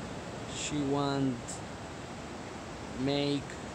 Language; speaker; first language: English; non-native, learner; Spanish